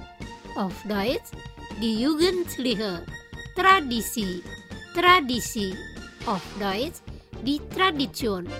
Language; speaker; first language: German; non-native, fluent; Indonesian